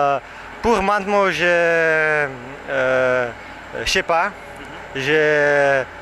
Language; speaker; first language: French; non-native, learner; Czech